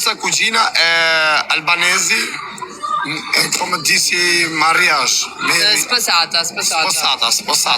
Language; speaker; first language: Italian; non-native, learner; Albanian